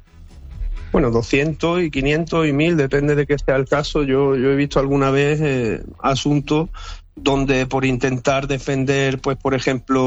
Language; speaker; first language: Spanish; native; Spanish